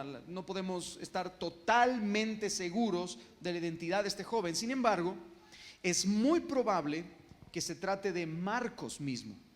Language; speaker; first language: Spanish; native; Spanish